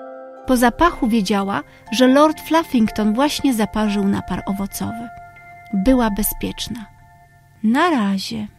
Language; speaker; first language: Polish; native; Polish